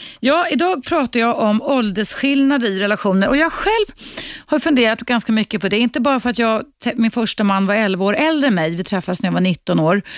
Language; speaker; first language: Swedish; native; Swedish